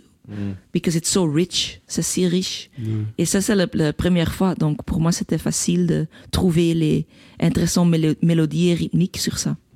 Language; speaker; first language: French; non-native, local second language; Dutch